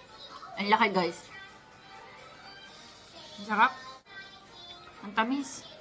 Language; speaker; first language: Filipino; native; Filipino